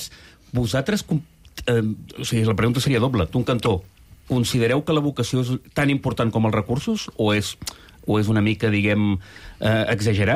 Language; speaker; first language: Catalan; native; Catalan